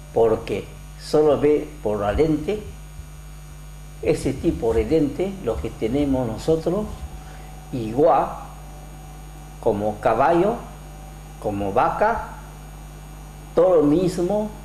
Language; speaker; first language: Spanish; non-native, learner; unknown